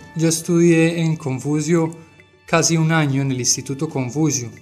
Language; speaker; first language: Spanish; native; Spanish